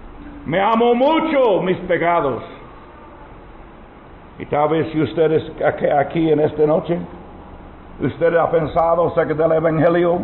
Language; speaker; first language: Spanish; non-native, learner; English